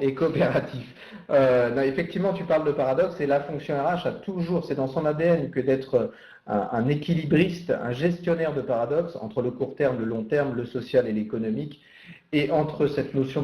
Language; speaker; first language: French; native; French